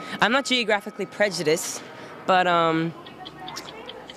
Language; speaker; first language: English; native; English